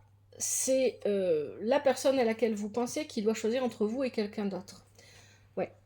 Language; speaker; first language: French; native; French